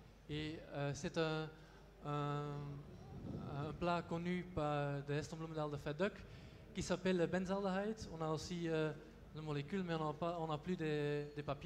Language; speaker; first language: French; non-native, local second language; Dutch